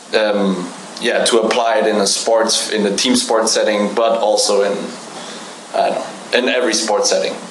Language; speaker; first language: English; non-native, fluent; German